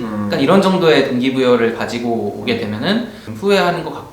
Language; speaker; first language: Korean; native; Korean